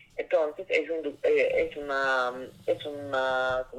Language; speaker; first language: Spanish; non-native, learner; Russian